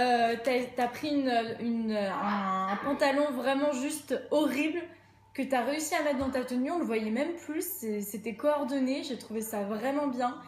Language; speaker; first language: French; native; French